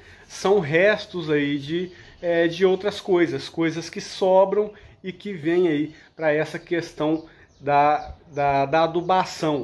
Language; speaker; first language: Portuguese; native; Portuguese